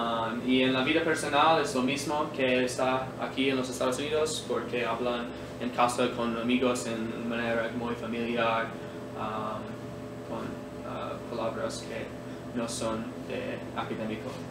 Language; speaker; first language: Spanish; non-native, learner; English